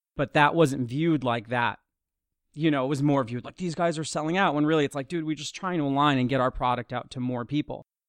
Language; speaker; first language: English; native; English